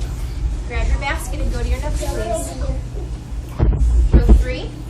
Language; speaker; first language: English; native; English